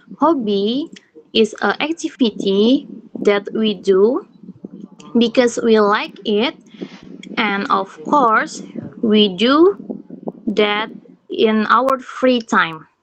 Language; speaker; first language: English; non-native, fluent; Indonesian